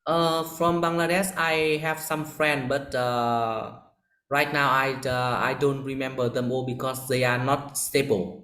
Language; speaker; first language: English; non-native, learner; Vietnamese